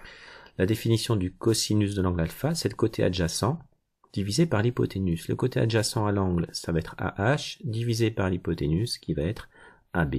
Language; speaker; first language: French; native; French